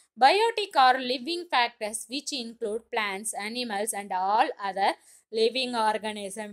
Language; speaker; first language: English; non-native, local second language; Tamil